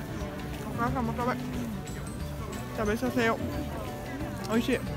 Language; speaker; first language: Japanese; non-native, fluent; Hungarian